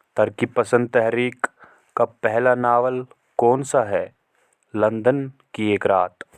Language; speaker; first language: Urdu; non-native, local second language; Kashmiri